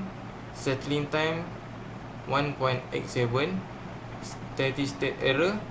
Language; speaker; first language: English; non-native, learner; Malay